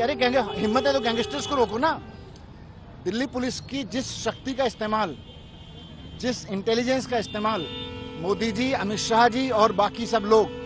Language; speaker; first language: Hindi; native; Hindi